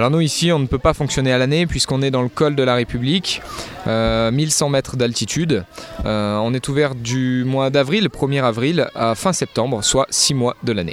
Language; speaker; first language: French; native; French